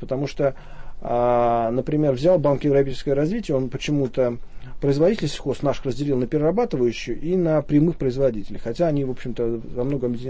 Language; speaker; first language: Russian; native; Russian